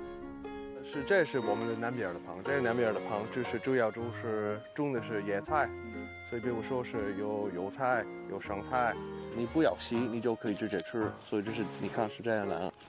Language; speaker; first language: Chinese; non-native, fluent; English